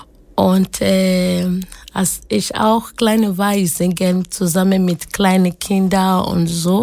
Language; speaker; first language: German; non-native, learner; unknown